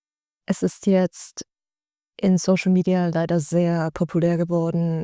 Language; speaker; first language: German; native; German